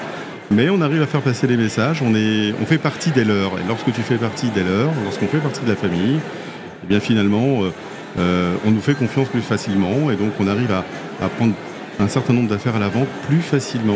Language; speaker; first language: French; native; French